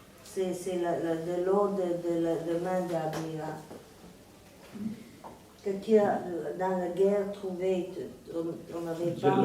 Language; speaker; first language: French; non-native, fluent; Serbian